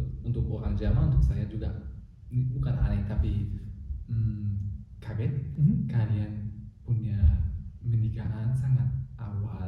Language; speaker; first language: Indonesian; non-native, fluent; German